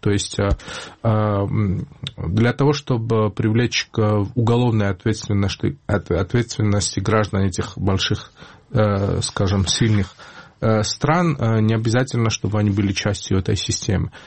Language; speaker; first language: Russian; non-native, fluent; Georgian